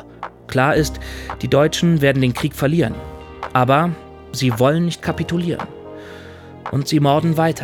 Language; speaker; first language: German; native; German